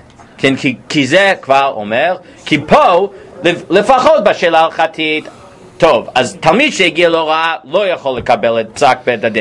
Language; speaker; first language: Hebrew; non-native, fluent; English